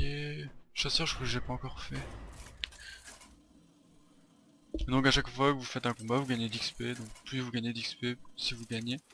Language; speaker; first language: French; native; French